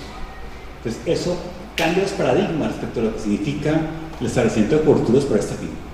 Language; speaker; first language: Spanish; native; Spanish